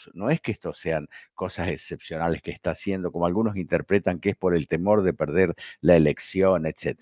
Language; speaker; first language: Spanish; native; Spanish